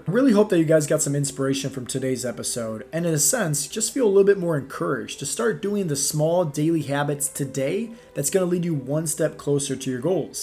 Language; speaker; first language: English; native; English